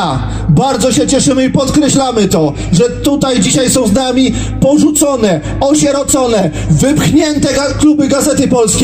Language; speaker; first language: Polish; native; Polish